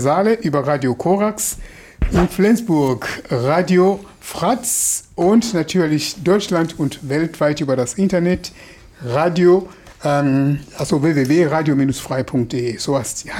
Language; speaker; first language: German; non-native, fluent; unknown